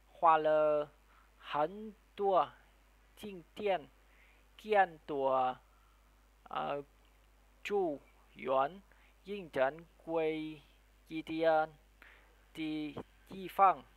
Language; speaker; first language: Chinese; non-native, learner; Vietnamese